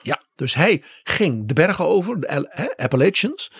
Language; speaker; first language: Dutch; native; Dutch